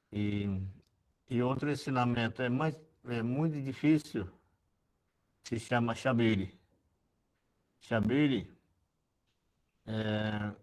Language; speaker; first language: Portuguese; non-native, local second language; Yanomámi